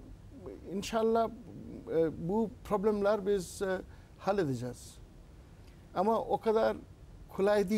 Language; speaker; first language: Turkish; non-native, learner; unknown